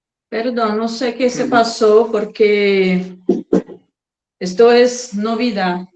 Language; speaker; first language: Spanish; non-native, fluent; Portuguese